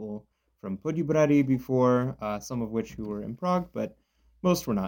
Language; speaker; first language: English; native; English